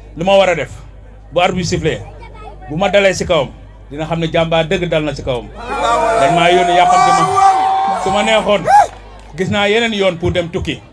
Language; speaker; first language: Wolof; native; Wolof